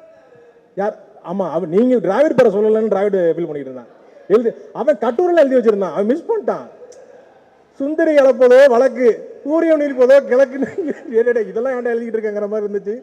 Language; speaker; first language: Tamil; native; Tamil